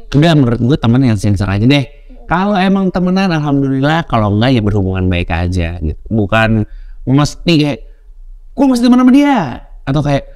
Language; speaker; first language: Indonesian; native; Indonesian